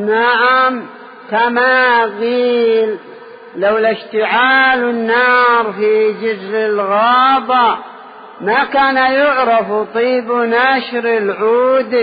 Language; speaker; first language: Arabic; native; Arabic